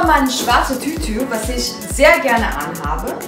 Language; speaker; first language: German; non-native, fluent; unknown